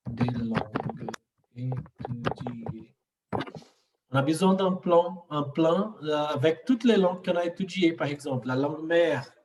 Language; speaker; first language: French; non-native, fluent; Portuguese